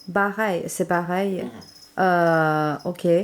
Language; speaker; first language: French; non-native, learner; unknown